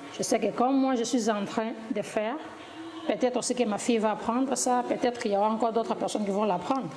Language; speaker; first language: French; non-native, local second language; Lingala